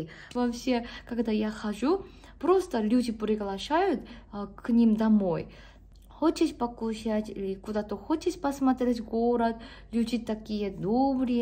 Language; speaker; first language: Russian; non-native, learner; Korean